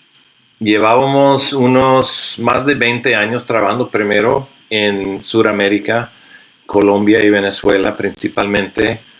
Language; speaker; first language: Spanish; non-native, fluent; English